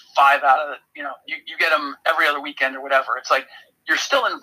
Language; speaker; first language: English; native; English